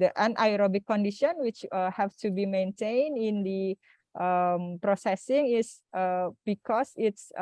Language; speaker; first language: English; non-native, fluent; Indonesian